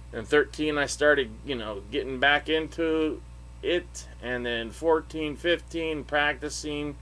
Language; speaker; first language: English; native; English